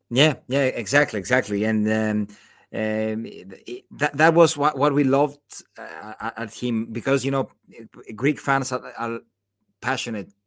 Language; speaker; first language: English; non-native, fluent; Greek